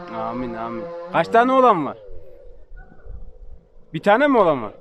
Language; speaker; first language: Turkish; native; Turkish